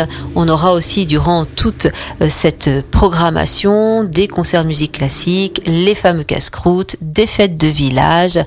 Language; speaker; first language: French; native; French